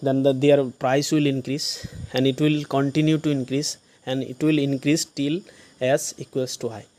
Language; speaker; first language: English; non-native, local second language; Assamese